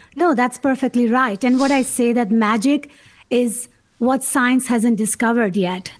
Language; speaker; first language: English; non-native, local second language; Urdu